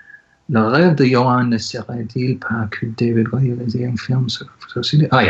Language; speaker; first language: French; non-native, learner; English